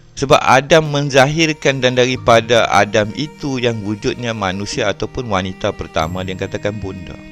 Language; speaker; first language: Malay; native; Malay